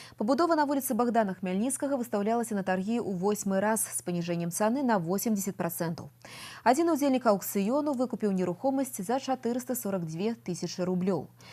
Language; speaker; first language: Belarusian; non-native, local second language; Russian